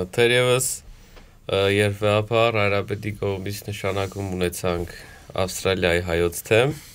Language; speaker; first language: Armenian; native; Armenian